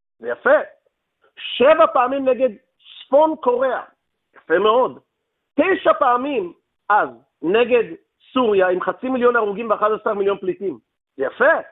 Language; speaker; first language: Hebrew; native; Hebrew